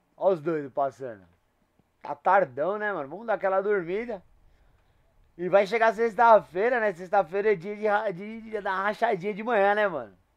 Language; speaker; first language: Portuguese; native; Portuguese